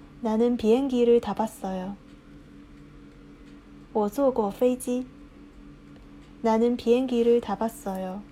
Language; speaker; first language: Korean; non-native, fluent; Chinese